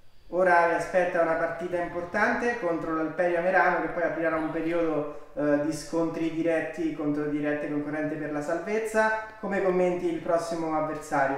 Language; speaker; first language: Italian; native; Italian